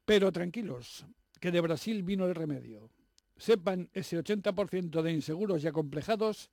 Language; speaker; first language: Spanish; native; Spanish